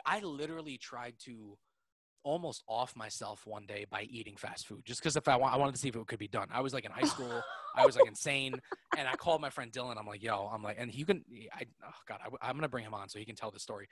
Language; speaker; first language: English; native; English